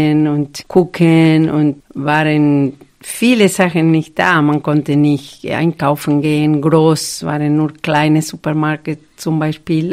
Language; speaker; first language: German; non-native, fluent; Spanish